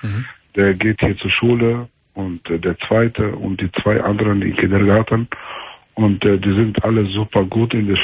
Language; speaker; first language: German; early bilingual, other home language; Albanian